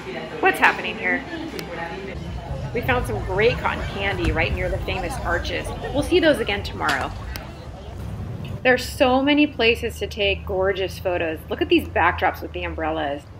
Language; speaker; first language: English; native; English